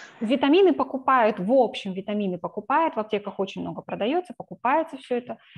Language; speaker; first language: Russian; native; Russian